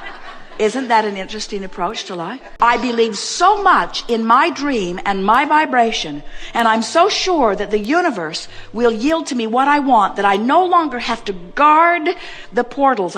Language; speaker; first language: English; native; English